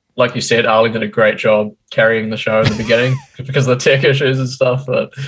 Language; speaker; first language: English; native; English